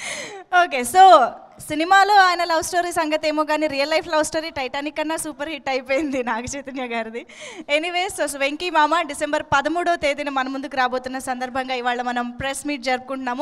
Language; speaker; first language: Telugu; native; Telugu